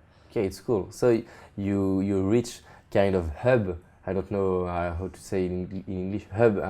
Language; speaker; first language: English; non-native, fluent; French